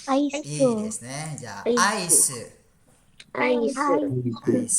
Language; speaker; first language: Japanese; non-native, fluent; Malay